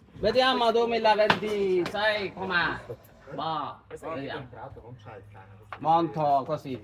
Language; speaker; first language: Italian; non-native, learner; Tamil